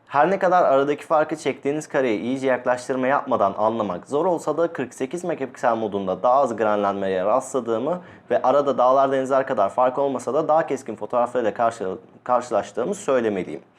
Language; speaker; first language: Turkish; native; Turkish